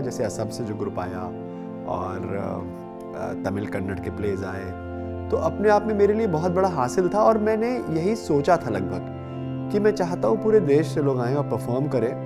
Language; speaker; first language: Hindi; native; Hindi